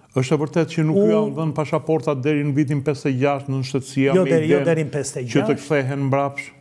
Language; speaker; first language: Albanian; native; Albanian